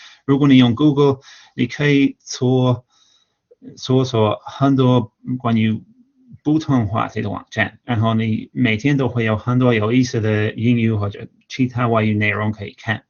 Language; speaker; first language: Chinese; non-native, fluent; English